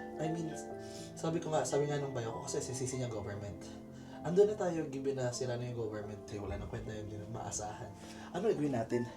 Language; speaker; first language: Filipino; native; Filipino